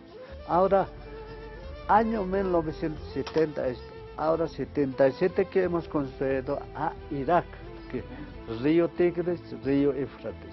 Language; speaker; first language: Spanish; non-native, local second language; Aymara